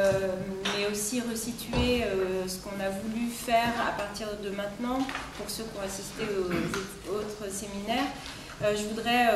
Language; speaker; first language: French; native; French